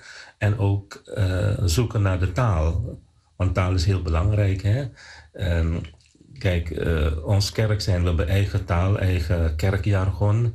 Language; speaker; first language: Dutch; non-native, fluent; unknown